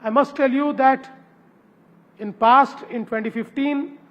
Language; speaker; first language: English; non-native, local second language; Marathi